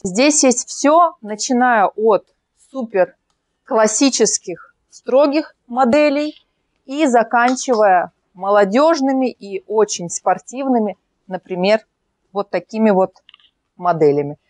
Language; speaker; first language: Russian; native; Russian